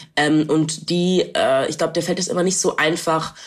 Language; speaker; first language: German; non-native, local second language; English